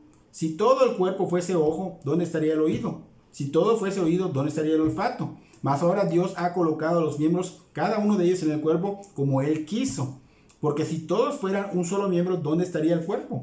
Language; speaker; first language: Spanish; native; Spanish